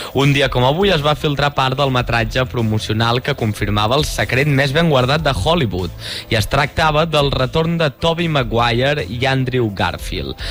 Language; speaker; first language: Catalan; native; Catalan